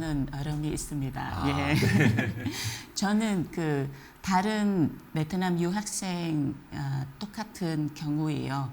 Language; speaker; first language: Korean; non-native, fluent; Vietnamese